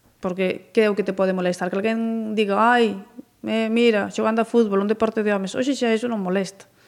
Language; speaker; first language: Galician; native; Galician